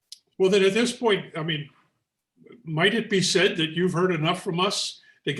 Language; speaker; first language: English; native; English